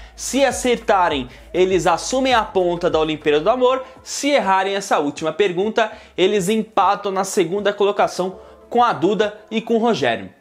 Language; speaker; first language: Portuguese; native; Portuguese